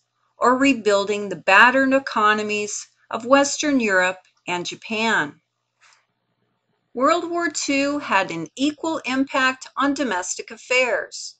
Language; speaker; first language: English; native; English